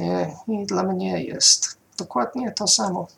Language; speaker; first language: Polish; non-native, fluent; English